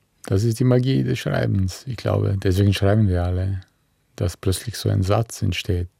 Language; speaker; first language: German; non-native, fluent; Bulgarian